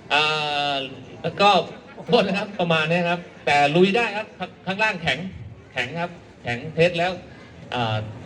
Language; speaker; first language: Thai; native; Thai